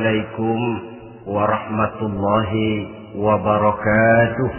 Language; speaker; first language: Indonesian; native; Indonesian